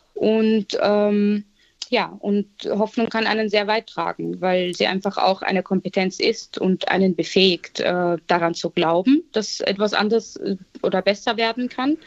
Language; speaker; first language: German; native; German